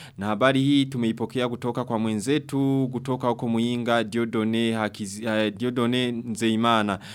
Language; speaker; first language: Swahili; non-native, local second language; Rundi